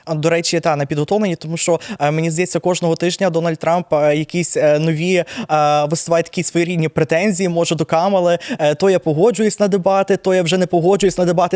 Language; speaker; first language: Ukrainian; native; Ukrainian